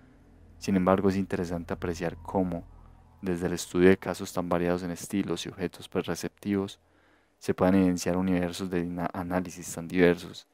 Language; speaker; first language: Spanish; native; Spanish